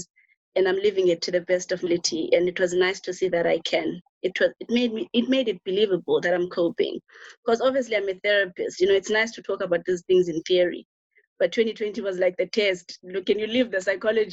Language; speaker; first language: English; non-native, local second language; Xhosa